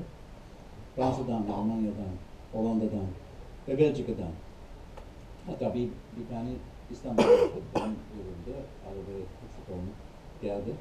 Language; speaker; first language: Turkish; non-native, fluent; English